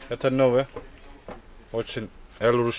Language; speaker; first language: Russian; non-native, learner; Turkish